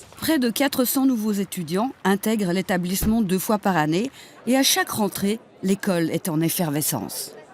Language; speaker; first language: French; native; French